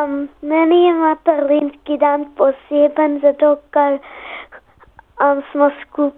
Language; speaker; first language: Slovenian; early bilingual, heritage; Slovenian